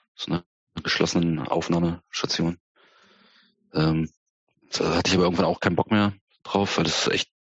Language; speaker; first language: German; native; German